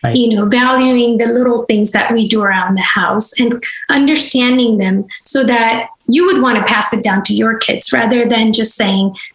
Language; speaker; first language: English; non-native, local second language; Gujarati